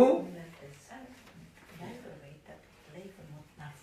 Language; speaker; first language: Dutch; non-native, learner; Indonesian